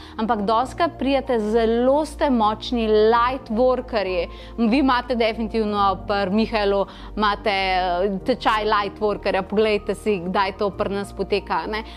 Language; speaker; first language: Slovenian; non-native, local second language; Croatian